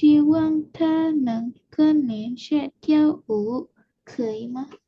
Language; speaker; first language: Chinese; non-native, learner; Indonesian